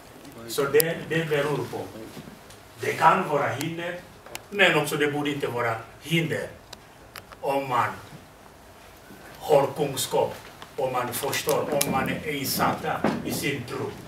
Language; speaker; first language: Swedish; non-native, fluent; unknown